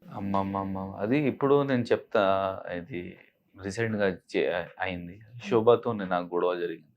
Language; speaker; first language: Telugu; non-native, learner; Hindi